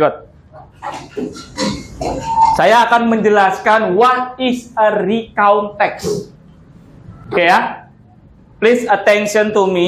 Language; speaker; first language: English; non-native, learner; Indonesian